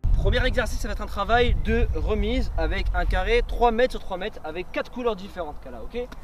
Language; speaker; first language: French; native; French